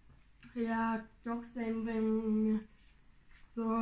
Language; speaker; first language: German; non-native, learner; Vietnamese